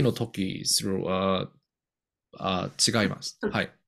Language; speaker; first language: Japanese; non-native, learner; Korean